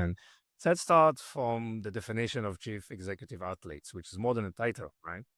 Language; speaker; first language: English; non-native, fluent; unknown